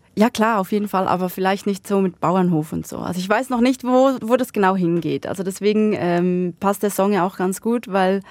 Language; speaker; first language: German; native; German